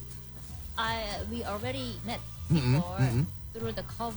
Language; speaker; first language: English; non-native, learner; Korean